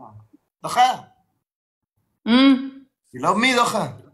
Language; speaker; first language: English; non-native, learner; Spanish